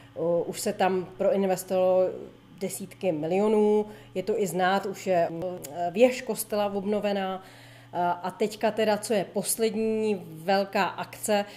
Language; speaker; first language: Czech; native; Czech